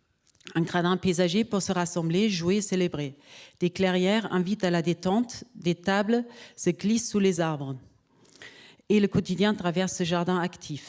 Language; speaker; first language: French; native; French